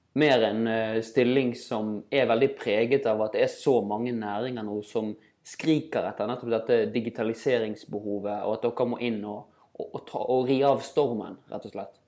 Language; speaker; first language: Norwegian; native; Norwegian